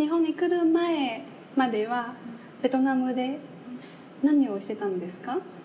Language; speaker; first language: Japanese; non-native, fluent; Vietnamese